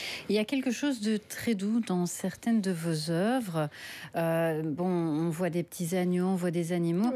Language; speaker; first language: French; native; French